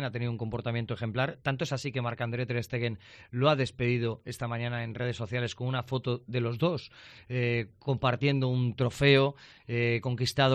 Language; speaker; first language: Spanish; native; Spanish